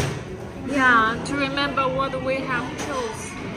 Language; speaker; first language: English; non-native, learner; Chinese